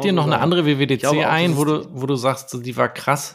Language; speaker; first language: German; native; German